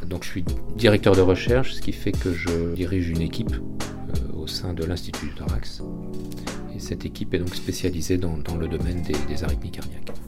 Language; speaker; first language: French; native; French